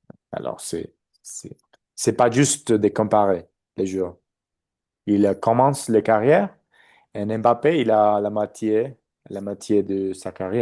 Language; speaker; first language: French; non-native, learner; Spanish